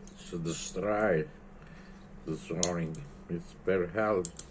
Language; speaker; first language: English; non-native, learner; Italian